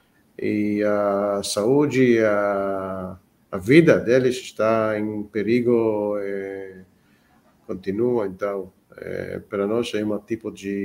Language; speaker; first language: Portuguese; non-native, fluent; Hebrew